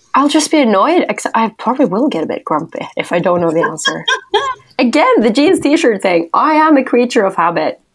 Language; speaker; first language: English; non-native, fluent; Norwegian